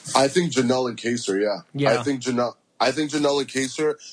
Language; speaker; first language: English; early bilingual, other home language; Spanish